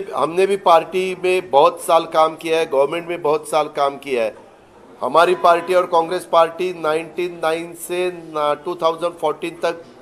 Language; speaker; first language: Hindi; non-native, local second language; Marathi